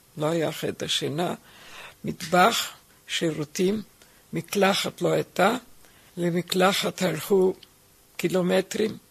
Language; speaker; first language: Hebrew; non-native, fluent; German